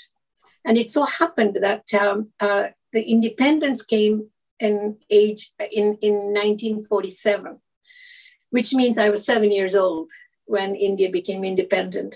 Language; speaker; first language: English; non-native, local second language; Malayalam